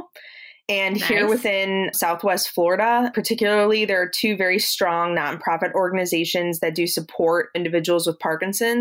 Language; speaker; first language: English; native; English